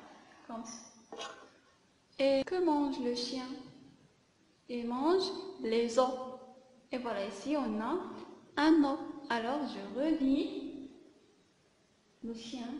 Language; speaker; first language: French; non-native, local second language; Arabic